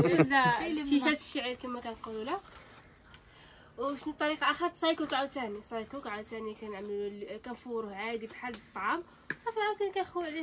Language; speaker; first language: Arabic; native; Arabic